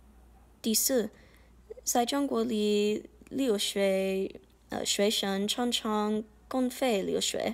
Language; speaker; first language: Chinese; non-native, learner; English